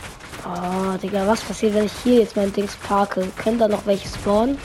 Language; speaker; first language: German; native; German